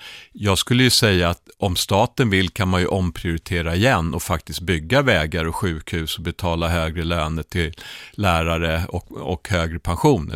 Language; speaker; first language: Swedish; native; Swedish